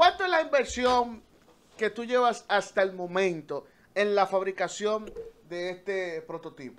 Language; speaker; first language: Spanish; native; Spanish